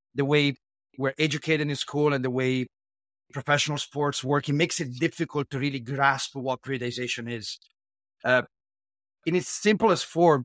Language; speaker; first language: English; non-native, fluent; Italian